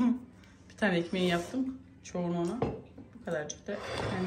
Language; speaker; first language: Turkish; early bilingual, heritage; Turkish